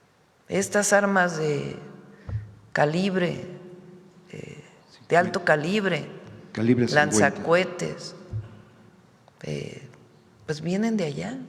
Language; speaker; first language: Spanish; native; Spanish